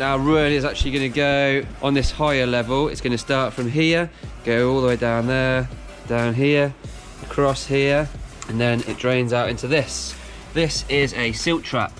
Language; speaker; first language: English; native; English